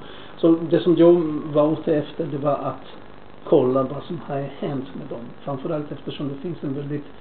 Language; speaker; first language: Swedish; non-native, fluent; Spanish